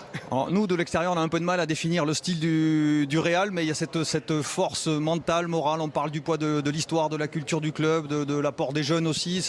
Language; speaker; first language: French; native; French